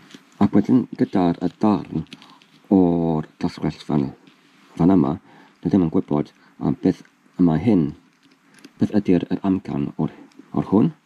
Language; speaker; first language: Welsh; non-native, learner; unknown